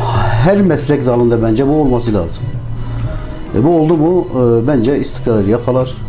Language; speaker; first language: Turkish; native; Turkish